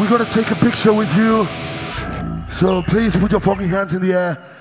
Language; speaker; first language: English; non-native, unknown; Spanish